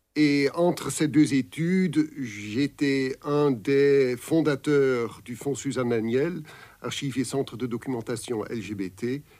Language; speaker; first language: French; non-native, local second language; Dutch